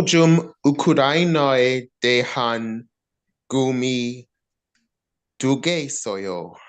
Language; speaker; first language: Korean; non-native, learner; English